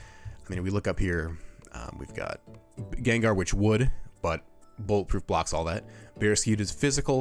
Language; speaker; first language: English; native; English